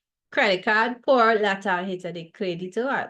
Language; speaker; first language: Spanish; non-native, fluent; English